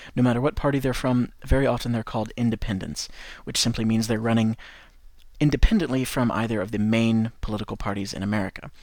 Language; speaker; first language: English; native; English